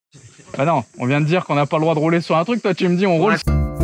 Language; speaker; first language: French; native; French